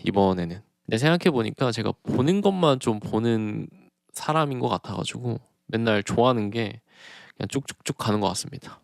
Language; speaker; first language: Korean; native; Korean